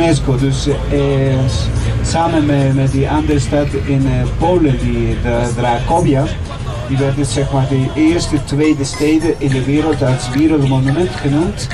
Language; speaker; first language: Dutch; non-native, fluent; Spanish